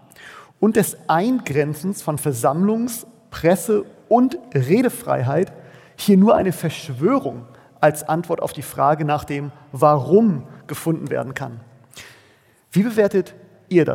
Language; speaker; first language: German; native; German